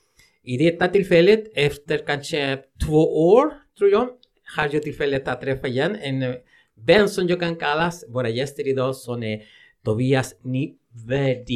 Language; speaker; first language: Swedish; non-native, fluent; Spanish